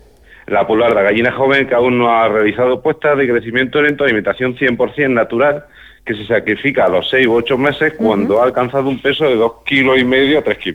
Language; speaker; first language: Spanish; native; Spanish